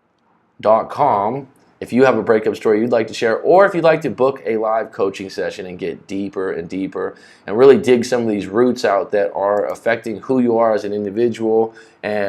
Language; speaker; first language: English; native; English